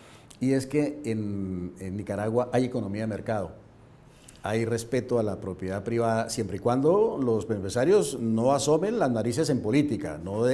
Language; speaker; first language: Spanish; native; Spanish